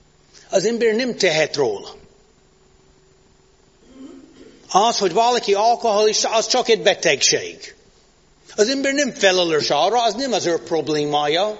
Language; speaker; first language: Hungarian; non-native, fluent; English